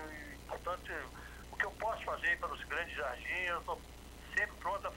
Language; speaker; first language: Portuguese; native; Portuguese